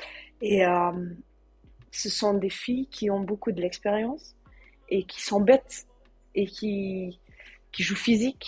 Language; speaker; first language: French; non-native, learner; Dutch